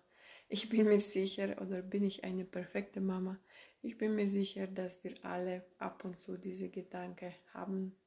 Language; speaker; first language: German; non-native, fluent; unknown